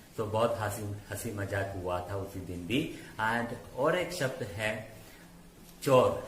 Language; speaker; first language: Hindi; non-native, local second language; Malayalam